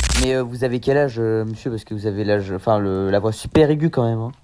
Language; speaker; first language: French; native; French